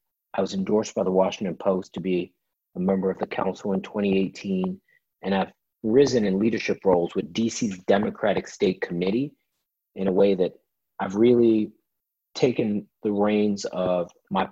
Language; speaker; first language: English; native; English